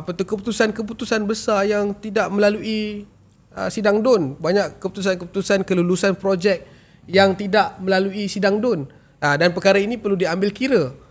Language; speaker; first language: Malay; native; Malay